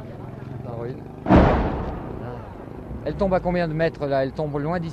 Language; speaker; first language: French; native; French